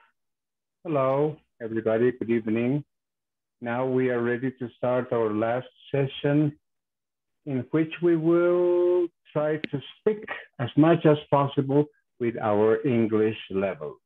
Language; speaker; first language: English; non-native, fluent; Spanish